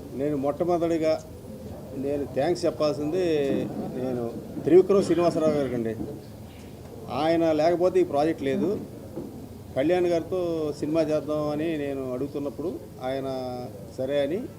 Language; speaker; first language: Telugu; native; Telugu